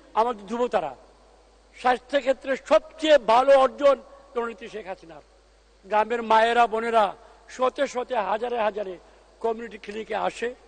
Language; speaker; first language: Bangla; native; Bangla